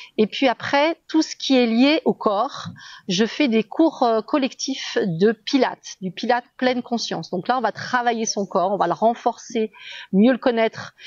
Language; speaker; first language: French; native; French